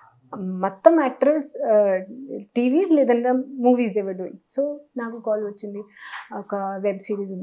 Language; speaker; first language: Telugu; non-native, learner; Hindi